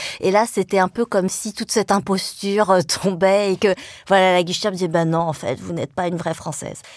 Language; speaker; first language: French; early bilingual, other home language; Vietnamese